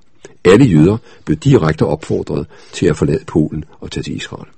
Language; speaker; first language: Danish; native; Danish